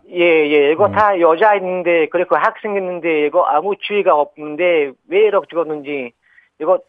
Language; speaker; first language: Korean; non-native, learner; Persian